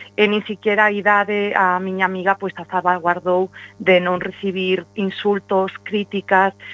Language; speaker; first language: Galician; non-native, local second language; Spanish